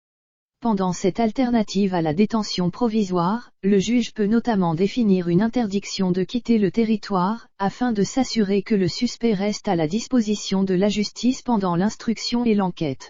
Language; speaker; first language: French; native; French